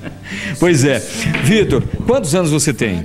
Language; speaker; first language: Portuguese; native; Portuguese